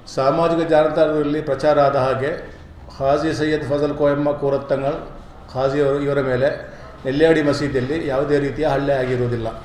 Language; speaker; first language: Kannada; non-native, local second language; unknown